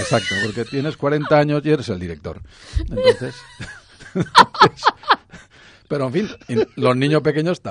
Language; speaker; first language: Spanish; native; Spanish